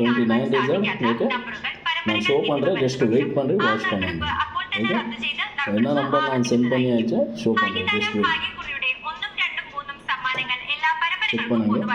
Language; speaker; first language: Tamil; non-native, learner; Kannada